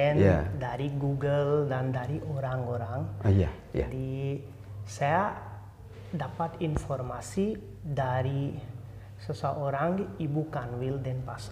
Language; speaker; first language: Indonesian; non-native, fluent; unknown